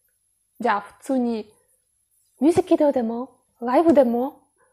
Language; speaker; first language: Japanese; non-native, learner; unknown